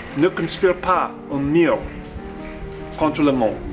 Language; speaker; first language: French; non-native, learner; English